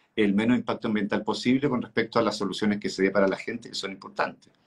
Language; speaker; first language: Spanish; native; Spanish